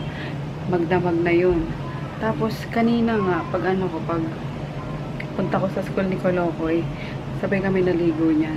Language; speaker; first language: Filipino; native; Filipino